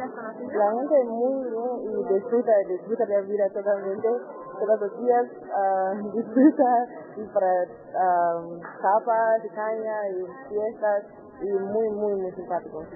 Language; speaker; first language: Spanish; non-native, learner; English